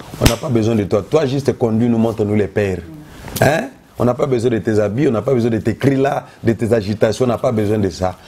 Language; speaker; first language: French; non-native, local second language; Lingala